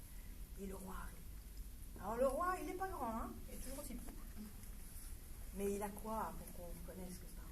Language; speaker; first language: French; native; French